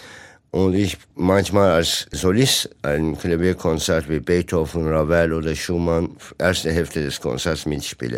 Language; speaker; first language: German; non-native, fluent; Turkish